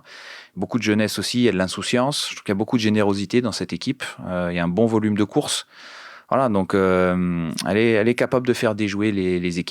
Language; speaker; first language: French; native; French